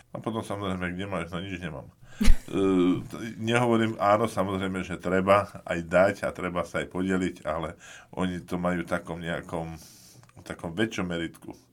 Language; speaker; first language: Slovak; native; Slovak